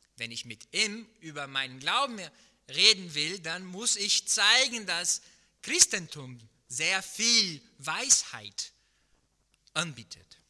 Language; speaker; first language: German; non-native, fluent; Portuguese